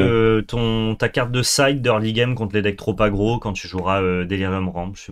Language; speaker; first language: French; native; French